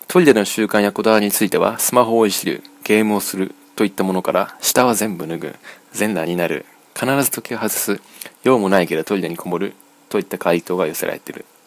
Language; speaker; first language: Japanese; native; Japanese